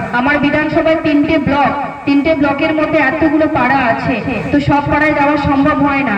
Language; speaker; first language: Bangla; non-native, local second language; Santali